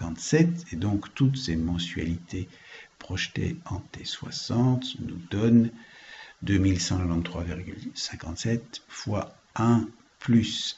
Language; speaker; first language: French; native; French